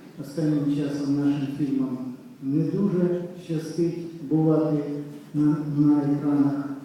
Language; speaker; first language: Ukrainian; native; Ukrainian